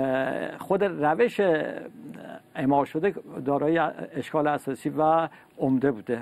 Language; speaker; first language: Persian; native; Persian